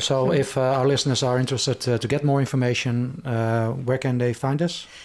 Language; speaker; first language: English; non-native, fluent; Dutch